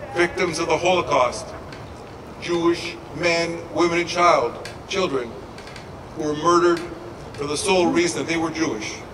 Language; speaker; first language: English; native; English